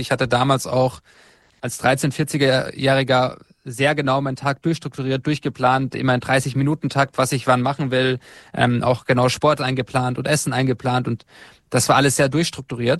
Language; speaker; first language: German; native; German